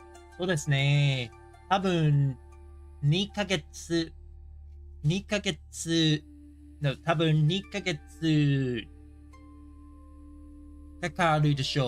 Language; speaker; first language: Japanese; non-native, learner; English